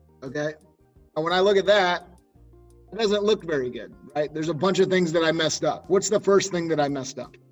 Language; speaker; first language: English; native; English